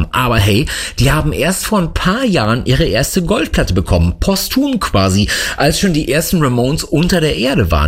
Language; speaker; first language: German; native; German